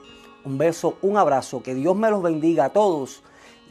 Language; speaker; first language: Spanish; native; Spanish